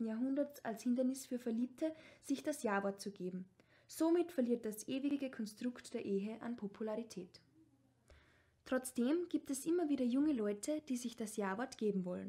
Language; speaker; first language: German; native; German